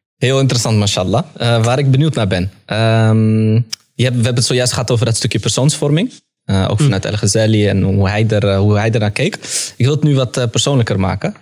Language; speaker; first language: Dutch; early bilingual, other home language; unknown